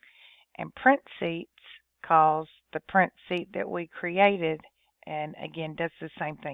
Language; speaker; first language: English; native; English